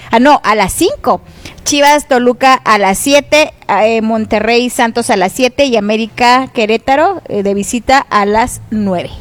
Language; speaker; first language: Spanish; native; Spanish